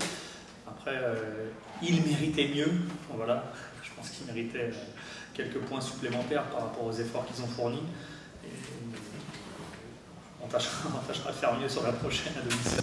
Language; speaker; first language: French; native; French